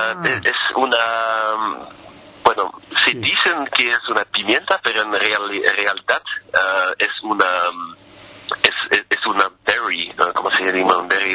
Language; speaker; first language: Spanish; non-native, fluent; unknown